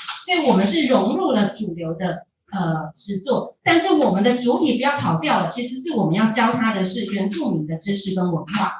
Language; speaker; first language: Chinese; native; Chinese